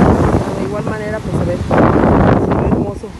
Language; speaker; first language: Spanish; native; Spanish